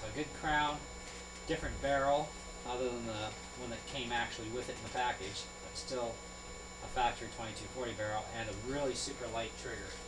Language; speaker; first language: English; native; English